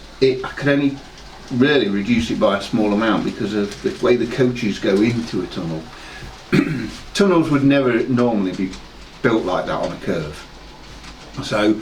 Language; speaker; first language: English; native; English